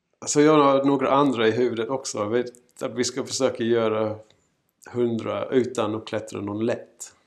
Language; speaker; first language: Swedish; non-native, fluent; English